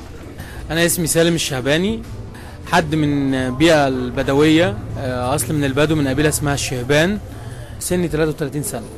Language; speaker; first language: Arabic; native; Arabic